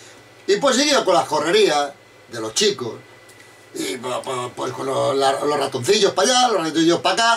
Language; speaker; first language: Spanish; native; Spanish